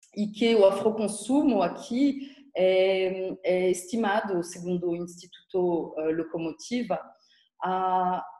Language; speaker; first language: Portuguese; non-native, fluent; French